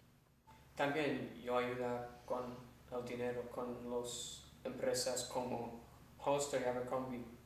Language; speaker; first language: Spanish; non-native, learner; English